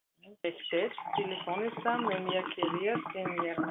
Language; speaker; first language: Greek; non-native, learner; German